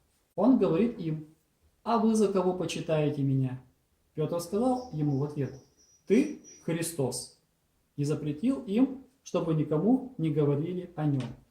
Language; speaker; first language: Russian; native; Russian